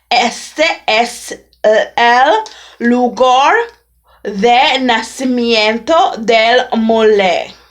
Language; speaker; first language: Spanish; non-native, learner; English